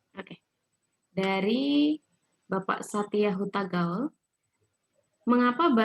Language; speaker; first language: Indonesian; native; Indonesian